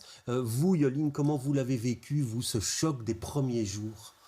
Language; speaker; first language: French; native; French